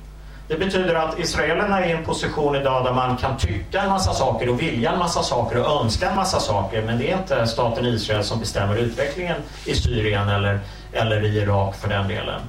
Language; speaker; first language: Swedish; native; Swedish